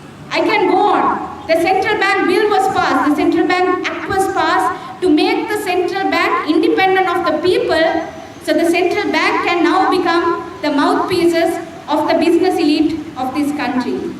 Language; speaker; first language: English; non-native, local second language; Tamil